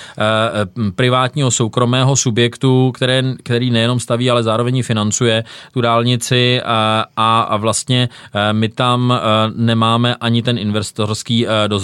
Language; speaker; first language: Czech; native; Czech